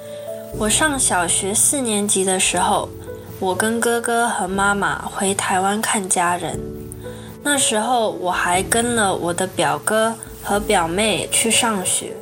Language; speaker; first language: Chinese; early bilingual, heritage; Chinese